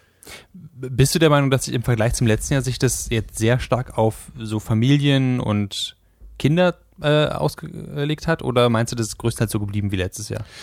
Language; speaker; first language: German; native; German